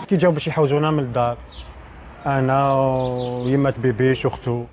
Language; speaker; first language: Arabic; native; Arabic